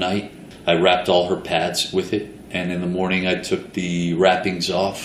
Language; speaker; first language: English; native; English